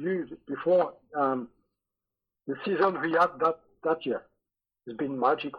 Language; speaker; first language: English; non-native, fluent; French